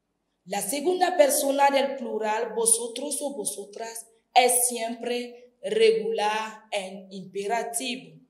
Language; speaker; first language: Spanish; non-native, fluent; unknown